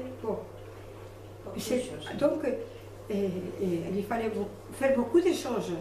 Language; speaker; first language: French; non-native, fluent; Spanish